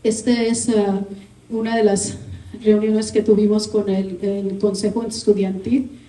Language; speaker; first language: Spanish; early bilingual, heritage; Spanish